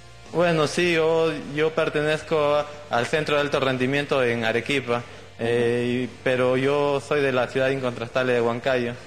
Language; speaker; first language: Spanish; native; Spanish